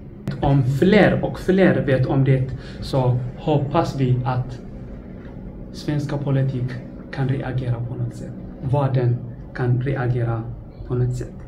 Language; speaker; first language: Swedish; non-native, fluent; Tigrinya